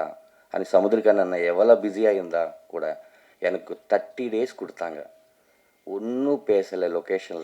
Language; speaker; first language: Tamil; non-native, learner; Telugu